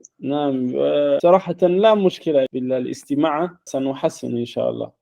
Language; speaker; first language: Arabic; non-native, fluent; English